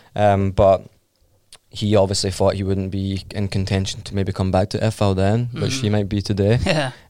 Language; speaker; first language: English; native; English